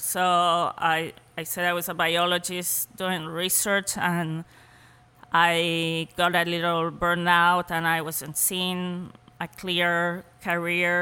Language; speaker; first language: English; non-native, fluent; Spanish